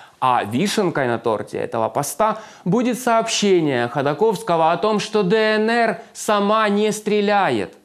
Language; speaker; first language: Russian; native; Russian